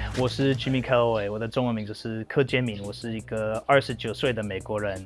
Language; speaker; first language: Chinese; non-native, fluent; English